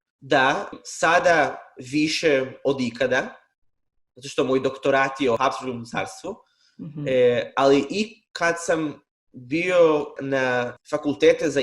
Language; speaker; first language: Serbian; non-native, fluent; Hebrew